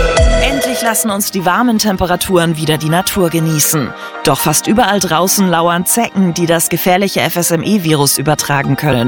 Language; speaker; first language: German; native; German